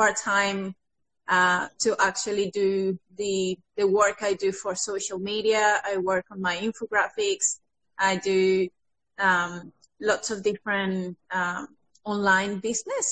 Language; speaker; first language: English; non-native, fluent; Spanish